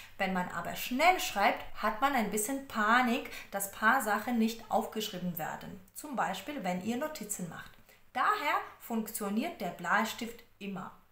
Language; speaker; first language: German; non-native, fluent; Russian